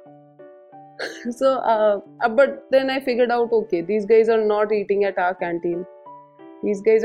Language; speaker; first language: English; non-native, local second language; Hindi